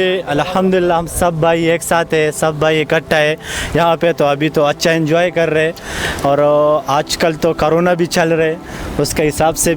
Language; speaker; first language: Hindi; non-native, local second language; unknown